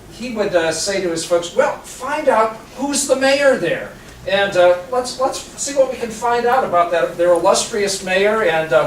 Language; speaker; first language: English; native; English